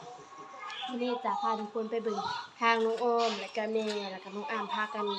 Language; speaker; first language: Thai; non-native, local second language; Northeastern Thai